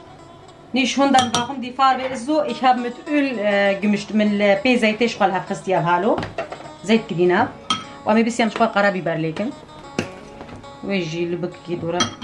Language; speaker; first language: German; non-native, learner; Central Kurdish